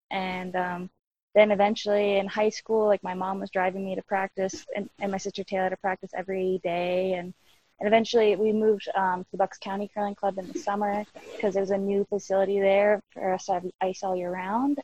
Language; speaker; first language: English; native; English